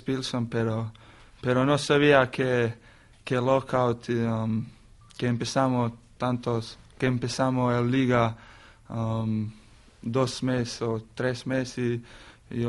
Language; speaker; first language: Spanish; non-native, learner; Slovenian